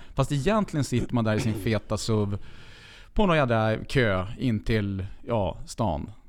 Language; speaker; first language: Swedish; native; Swedish